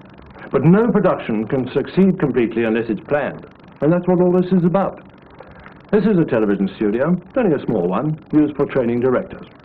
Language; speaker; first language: English; native; English